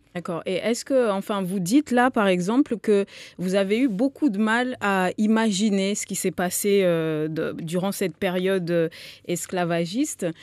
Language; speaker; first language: French; non-native, local second language; Comorian